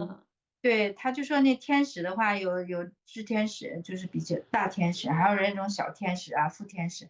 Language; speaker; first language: Chinese; native; Chinese